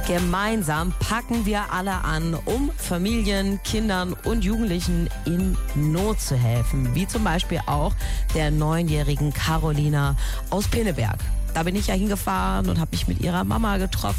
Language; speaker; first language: German; native; German